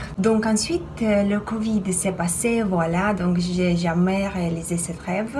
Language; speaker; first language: French; non-native, fluent; Russian